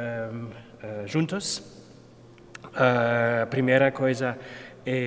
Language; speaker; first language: Portuguese; non-native, learner; German